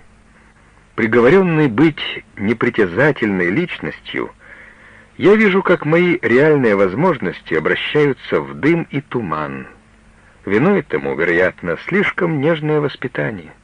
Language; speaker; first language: Russian; native; Russian